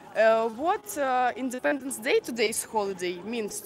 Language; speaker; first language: English; non-native, fluent; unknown